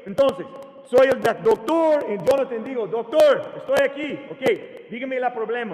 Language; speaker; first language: Spanish; non-native, learner; English